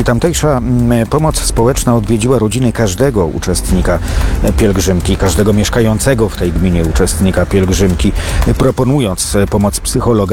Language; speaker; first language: Polish; native; Polish